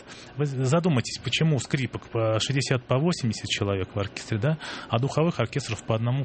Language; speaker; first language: Russian; native; Russian